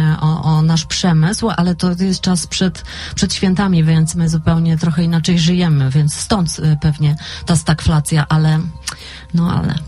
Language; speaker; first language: Polish; native; Polish